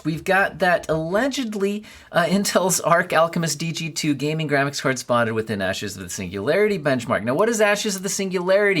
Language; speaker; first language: English; native; English